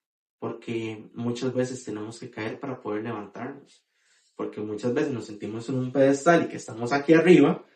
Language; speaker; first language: Spanish; native; Spanish